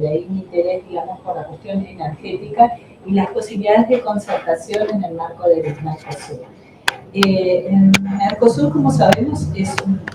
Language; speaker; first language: Spanish; native; Spanish